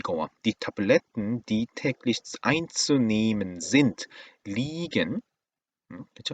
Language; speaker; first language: German; non-native, fluent; Korean